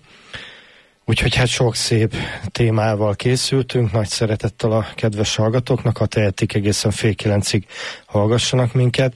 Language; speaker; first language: Hungarian; native; Hungarian